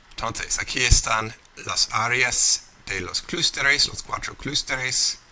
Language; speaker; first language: Spanish; non-native, fluent; English